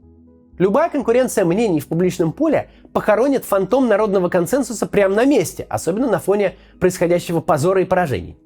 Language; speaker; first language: Russian; native; Russian